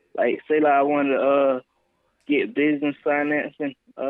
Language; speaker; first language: English; native; English